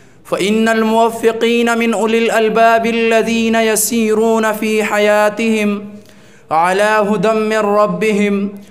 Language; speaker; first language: Arabic; non-native, fluent; Urdu